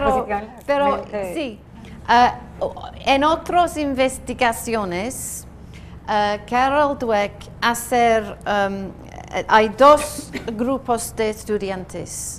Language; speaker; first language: Spanish; non-native, learner; English